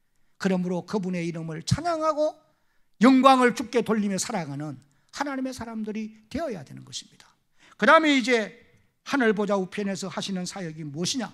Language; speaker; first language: Korean; native; Korean